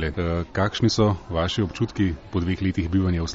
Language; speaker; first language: Slovenian; native; Slovenian